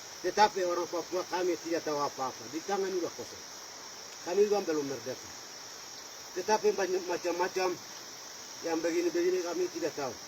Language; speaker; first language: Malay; non-native, local second language; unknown